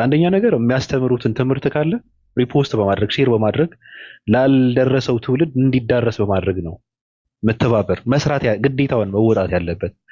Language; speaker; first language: Amharic; native; Amharic